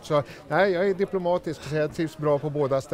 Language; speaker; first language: Swedish; native; Swedish